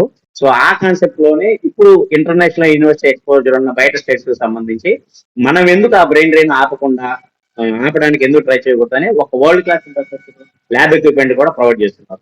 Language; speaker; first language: Telugu; native; Telugu